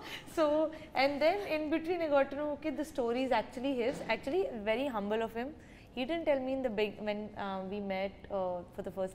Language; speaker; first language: Telugu; non-native, learner; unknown